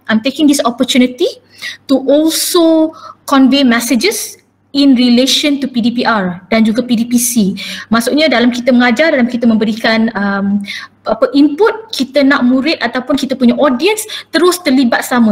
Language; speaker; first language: English; non-native, local second language; Malay